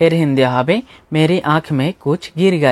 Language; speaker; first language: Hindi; non-native, fluent; Bangla